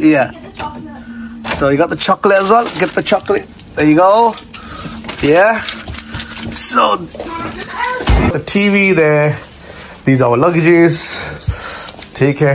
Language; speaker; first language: English; early bilingual, other home language; Hindi